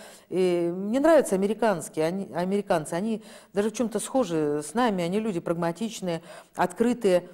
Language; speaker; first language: Russian; native; Russian